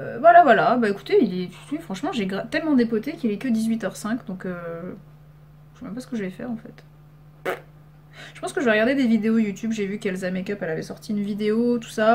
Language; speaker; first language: French; native; French